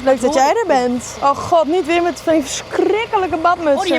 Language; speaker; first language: Dutch; native; Dutch